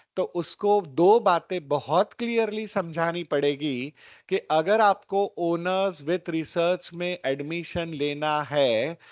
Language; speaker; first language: Hindi; non-native, local second language; Gujarati